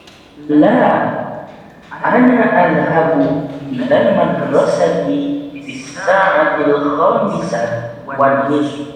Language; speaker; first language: Arabic; non-native, learner; Indonesian